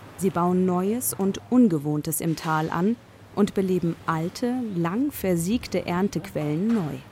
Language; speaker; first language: German; native; German